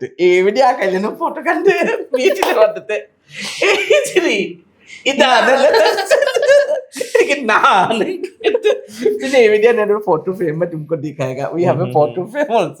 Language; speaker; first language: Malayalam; non-native, fluent; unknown